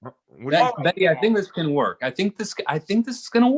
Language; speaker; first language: English; native; English